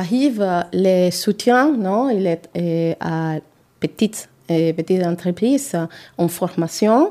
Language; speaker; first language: French; non-native, learner; Spanish